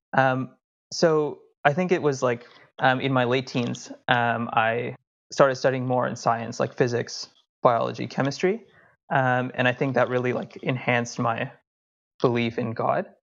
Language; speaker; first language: English; early bilingual, other home language; Hindi